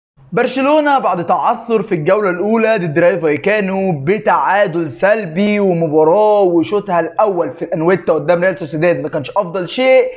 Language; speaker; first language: Arabic; native; Arabic